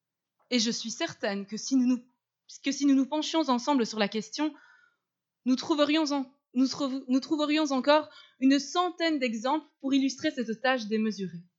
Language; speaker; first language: French; native; French